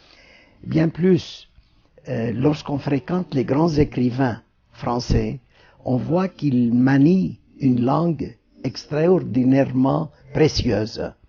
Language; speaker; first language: French; non-native, fluent; Turkish